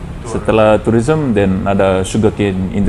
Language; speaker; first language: Indonesian; non-native, fluent; Fijian